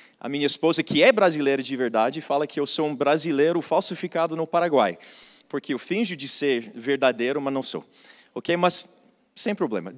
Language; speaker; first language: Portuguese; non-native, fluent; English